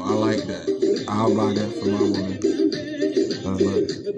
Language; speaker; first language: English; native; English